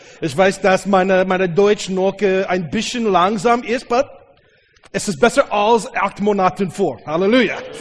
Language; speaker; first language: German; non-native, learner; English